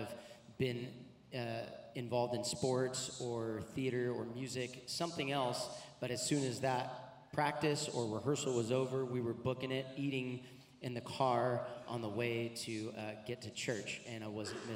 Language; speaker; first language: English; native; English